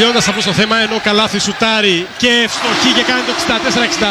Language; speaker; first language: Greek; native; Greek